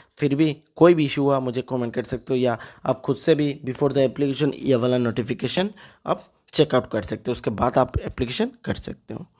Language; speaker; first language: Hindi; non-native, local second language; Bangla